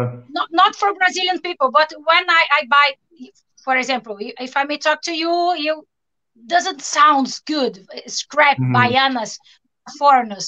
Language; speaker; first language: English; non-native, learner; Portuguese